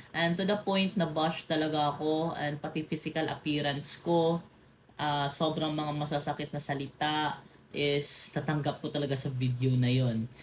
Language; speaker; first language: Filipino; non-native, local second language; Cebuano